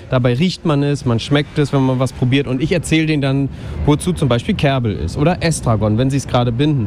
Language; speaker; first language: German; native; German